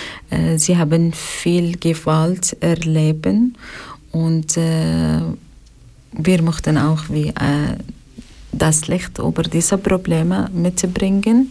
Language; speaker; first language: German; non-native, learner; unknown